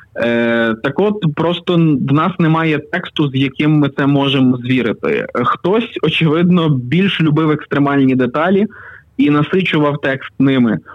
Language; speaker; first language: Ukrainian; native; Ukrainian